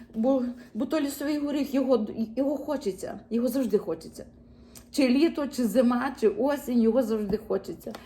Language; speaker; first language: Ukrainian; native; Ukrainian